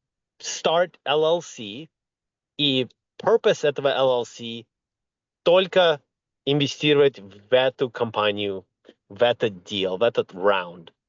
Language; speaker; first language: Russian; early bilingual, heritage; Russian